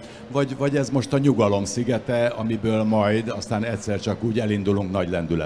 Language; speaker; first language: Hungarian; native; Hungarian